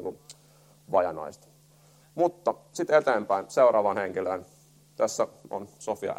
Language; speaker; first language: Finnish; native; Finnish